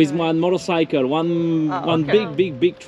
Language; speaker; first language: English; non-native, learner; French